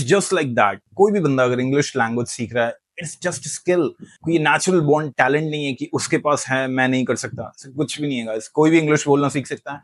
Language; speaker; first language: Hindi; native; Hindi